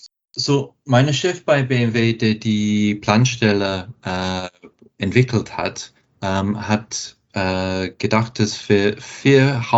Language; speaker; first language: German; non-native, fluent; English